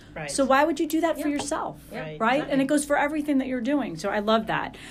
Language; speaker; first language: English; early bilingual, other home language; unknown